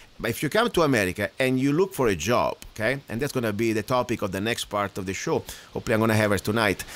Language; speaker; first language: English; non-native, fluent; Italian